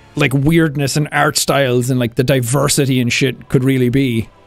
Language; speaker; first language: English; native; English